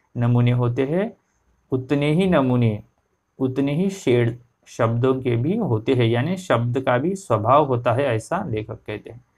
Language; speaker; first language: Hindi; non-native, local second language; Marathi